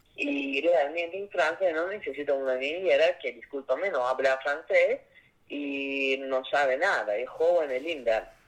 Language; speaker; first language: Spanish; non-native, learner; Russian